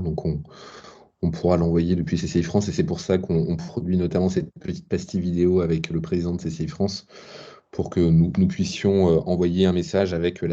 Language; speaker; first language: French; native; French